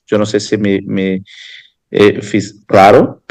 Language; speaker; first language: Spanish; non-native, fluent; Portuguese